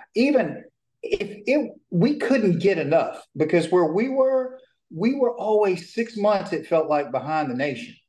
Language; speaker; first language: English; native; English